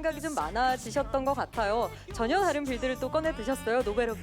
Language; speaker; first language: Korean; native; Korean